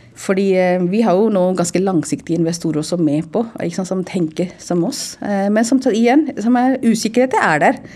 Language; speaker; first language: Norwegian; non-native, fluent; Hindi